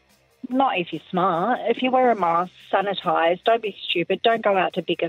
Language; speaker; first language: English; native; English